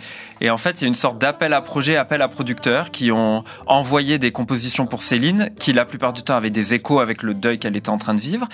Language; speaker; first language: French; native; French